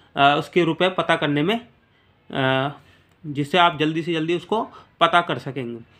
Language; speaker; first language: Hindi; native; Hindi